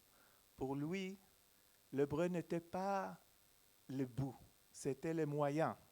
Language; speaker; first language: French; non-native, learner; Hebrew